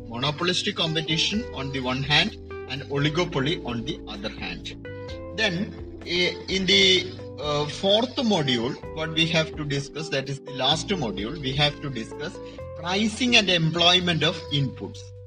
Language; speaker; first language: English; non-native, local second language; Malayalam